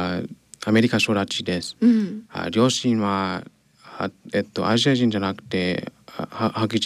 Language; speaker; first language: Japanese; non-native, learner; English